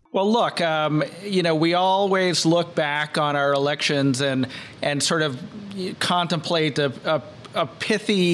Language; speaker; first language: English; native; English